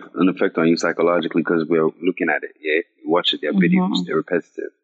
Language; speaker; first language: English; non-native, local second language; Akan